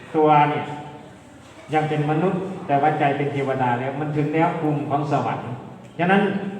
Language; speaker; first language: Thai; native; Thai